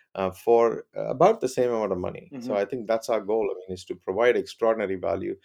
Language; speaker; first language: English; non-native, local second language; Tamil